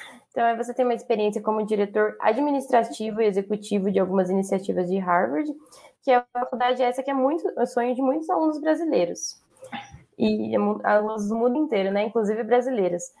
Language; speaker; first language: Portuguese; native; Portuguese